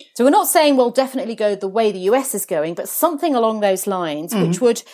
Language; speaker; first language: English; early bilingual, other home language; Italian